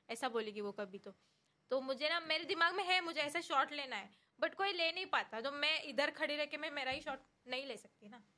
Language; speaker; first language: Hindi; non-native, local second language; Marathi